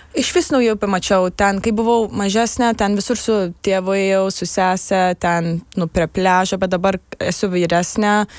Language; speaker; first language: Lithuanian; early bilingual, heritage; Lithuanian